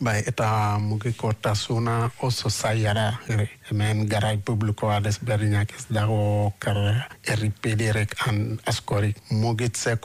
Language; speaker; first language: Basque; non-native, fluent; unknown